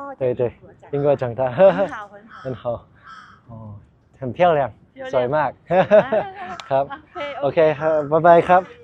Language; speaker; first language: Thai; non-native, learner; English